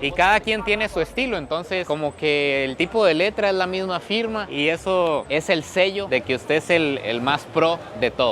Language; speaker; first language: Spanish; native; Spanish